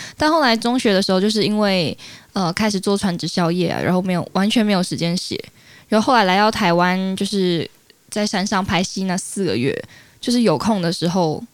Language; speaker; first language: Chinese; native; Chinese